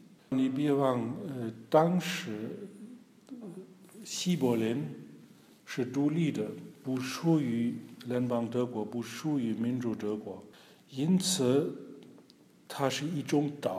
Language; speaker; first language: Chinese; non-native, fluent; German